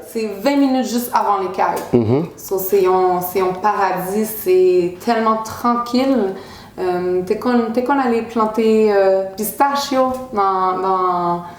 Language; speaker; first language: Haitian Creole; non-native, learner; French